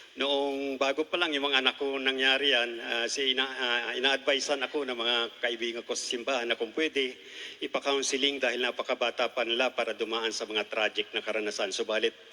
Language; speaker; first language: Filipino; native; Filipino